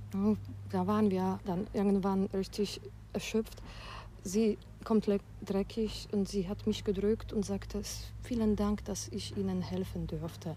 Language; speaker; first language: German; non-native, fluent; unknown